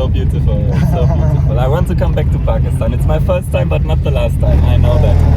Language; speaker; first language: English; non-native, fluent; German